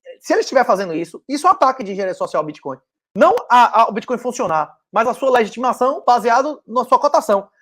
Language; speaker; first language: Portuguese; native; Portuguese